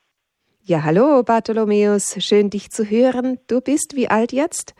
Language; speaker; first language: German; native; German